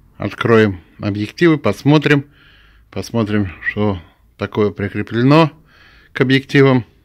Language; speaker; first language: Russian; non-native, local second language; Tatar